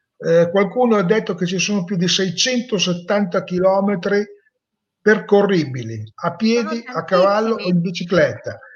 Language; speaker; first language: Italian; native; Italian